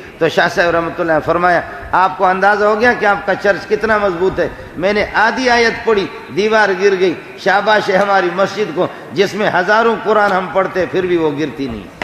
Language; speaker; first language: Urdu; non-native, local second language; Baluchi